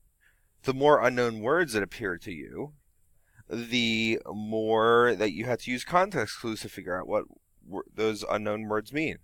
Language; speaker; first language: English; native; English